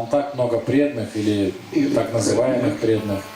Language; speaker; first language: Russian; native; Russian